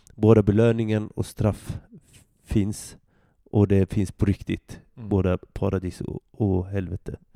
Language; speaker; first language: Swedish; early bilingual, other home language; Arabic